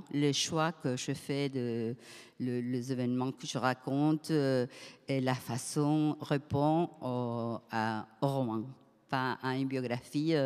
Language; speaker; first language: French; non-native, fluent; Spanish